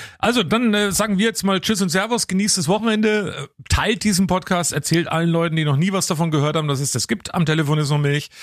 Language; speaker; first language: German; native; German